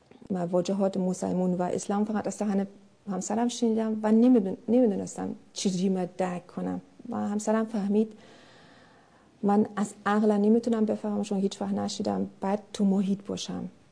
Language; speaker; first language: Persian; non-native, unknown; German